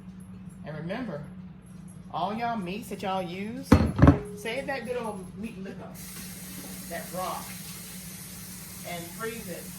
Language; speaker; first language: English; native; English